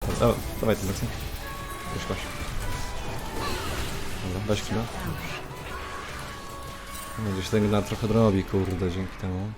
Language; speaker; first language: Polish; native; Polish